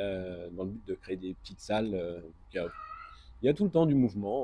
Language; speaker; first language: French; native; French